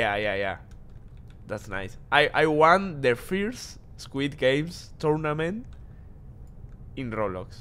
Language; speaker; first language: English; non-native, learner; Spanish